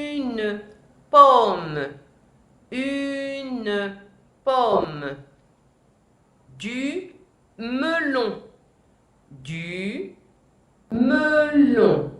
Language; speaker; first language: French; non-native, fluent; Spanish